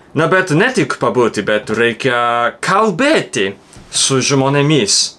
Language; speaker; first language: Lithuanian; non-native, learner; Japanese